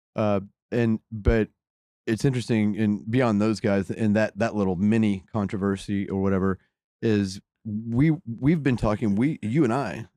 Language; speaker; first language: English; native; English